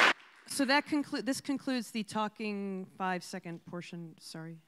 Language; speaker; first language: English; native; English